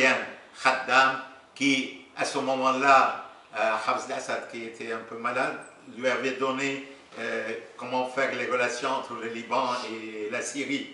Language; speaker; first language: French; non-native, local second language; Arabic